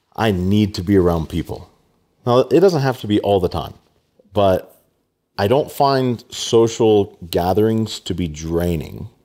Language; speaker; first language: English; native; English